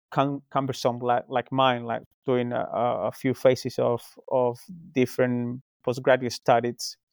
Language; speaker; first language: English; non-native, fluent; Spanish